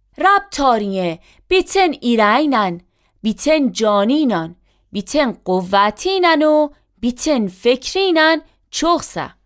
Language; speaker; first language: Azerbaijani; native; Azerbaijani